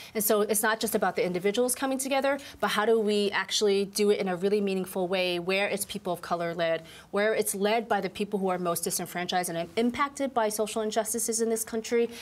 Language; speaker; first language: English; native; English